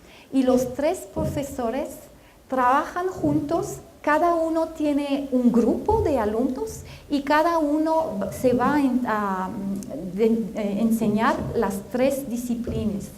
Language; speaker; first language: Spanish; non-native, fluent; French